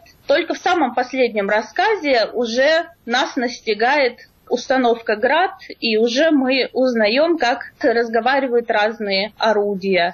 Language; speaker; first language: Russian; native; Russian